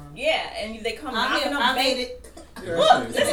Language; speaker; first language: English; native; English